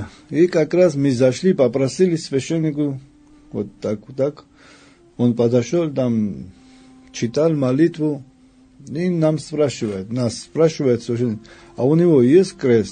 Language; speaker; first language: Russian; non-native, fluent; Georgian